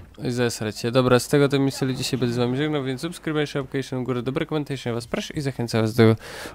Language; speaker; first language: Polish; native; Polish